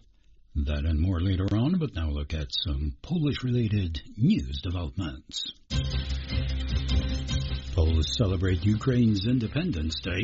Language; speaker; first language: English; non-native, fluent; Polish